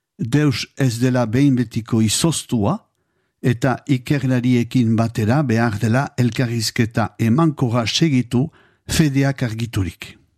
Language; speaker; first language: Basque; native; Basque